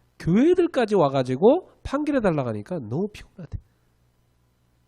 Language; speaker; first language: Korean; native; Korean